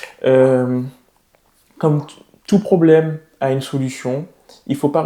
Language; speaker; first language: French; native; French